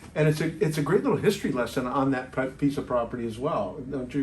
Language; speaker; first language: English; native; English